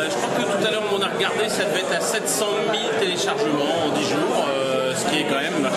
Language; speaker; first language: French; native; French